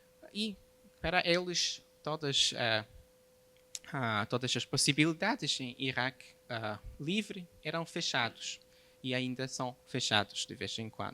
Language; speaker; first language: Portuguese; non-native, fluent; Polish